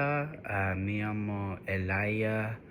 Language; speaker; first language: Spanish; non-native, learner; English